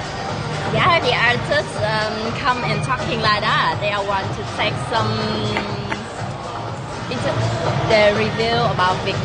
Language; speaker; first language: English; non-native, learner; Vietnamese